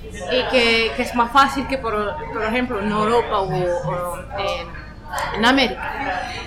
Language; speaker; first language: Spanish; non-native, fluent; French